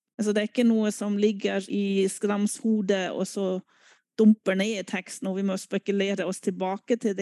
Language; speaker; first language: Norwegian; non-native, fluent; German